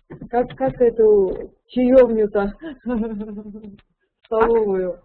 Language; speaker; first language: Russian; native; Russian